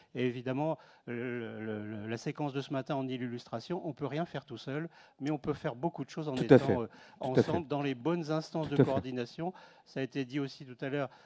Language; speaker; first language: French; native; French